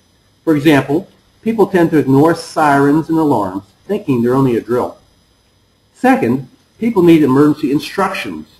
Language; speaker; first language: English; native; English